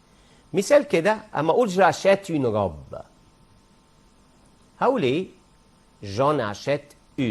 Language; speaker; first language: French; non-native, fluent; Arabic